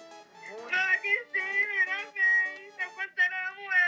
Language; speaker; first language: Portuguese; native; Portuguese